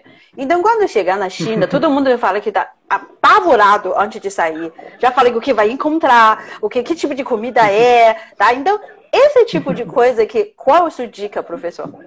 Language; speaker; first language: Portuguese; non-native, fluent; Chinese